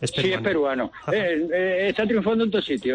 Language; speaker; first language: Spanish; native; Spanish